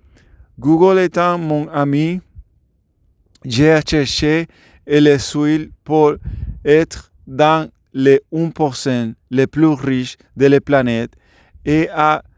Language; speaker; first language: French; non-native, learner; Spanish